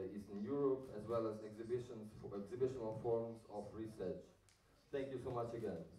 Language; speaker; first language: English; non-native, fluent; Ukrainian